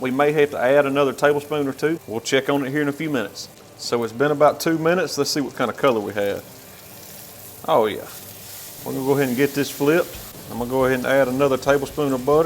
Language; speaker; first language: English; native; English